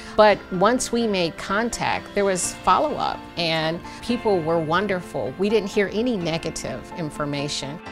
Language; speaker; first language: English; native; English